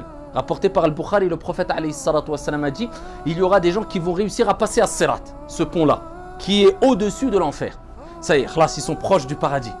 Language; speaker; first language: French; native; French